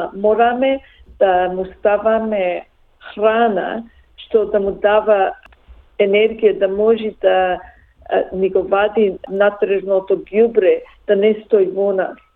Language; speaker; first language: Macedonian; early bilingual, heritage; Macedonian